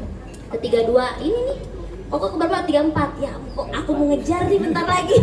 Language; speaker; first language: Indonesian; native; Indonesian